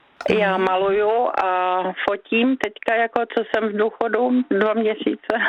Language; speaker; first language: Czech; native; Czech